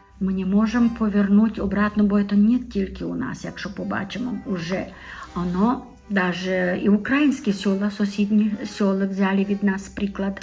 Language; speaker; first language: Ukrainian; non-native, local second language; Romanian